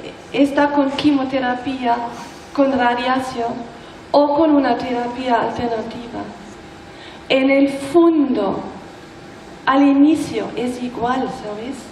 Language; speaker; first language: Spanish; non-native, learner; German